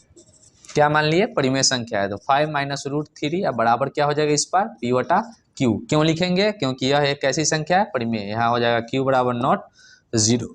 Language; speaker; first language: Hindi; native; Hindi